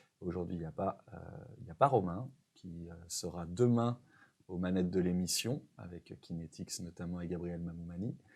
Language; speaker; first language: French; native; French